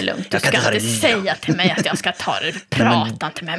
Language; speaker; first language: Swedish; native; Swedish